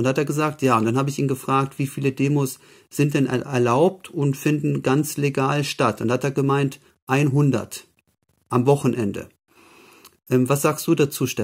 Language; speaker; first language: German; native; German